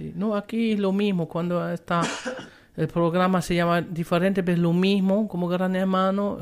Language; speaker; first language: Spanish; non-native, fluent; German